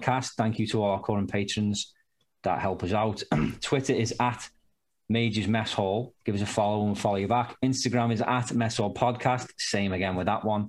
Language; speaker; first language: English; native; English